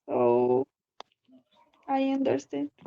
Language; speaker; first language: English; non-native, learner; Spanish